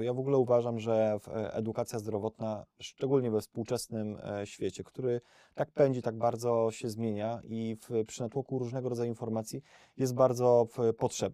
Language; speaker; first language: Polish; native; Polish